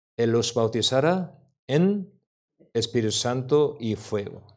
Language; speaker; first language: Spanish; non-native, learner; Korean